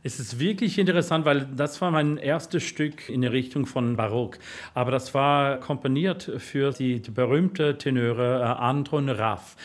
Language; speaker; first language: German; non-native, fluent; English